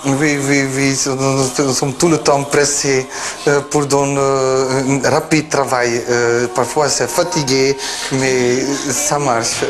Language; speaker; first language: French; non-native, learner; Turkish